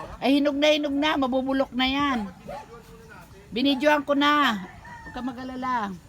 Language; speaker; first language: Filipino; native; Filipino